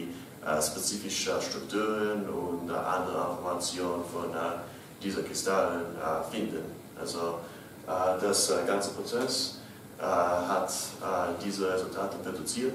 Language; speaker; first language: German; non-native, learner; English